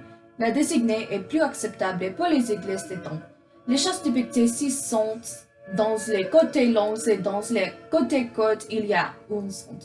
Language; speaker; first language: French; non-native, learner; English